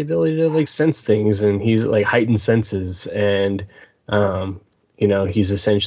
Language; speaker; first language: English; native; English